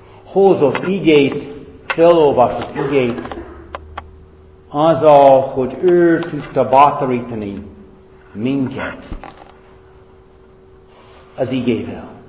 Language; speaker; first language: Hungarian; non-native, fluent; English